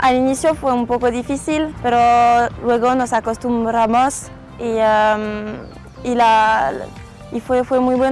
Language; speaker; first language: Spanish; non-native, fluent; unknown